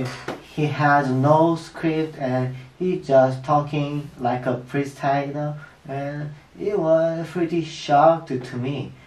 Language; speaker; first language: English; non-native, learner; Korean